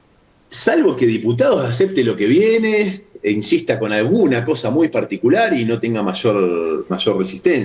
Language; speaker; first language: Spanish; native; Spanish